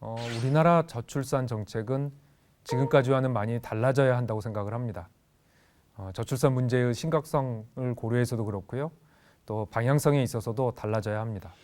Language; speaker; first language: Korean; native; Korean